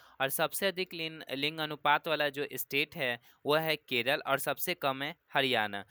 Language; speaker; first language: Hindi; native; Hindi